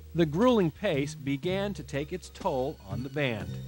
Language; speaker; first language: English; native; English